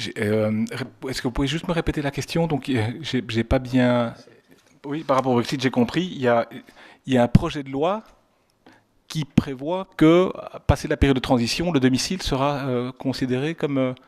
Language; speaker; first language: French; native; French